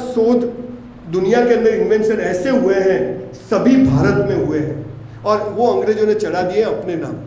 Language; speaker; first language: Hindi; non-native, local second language; Gujarati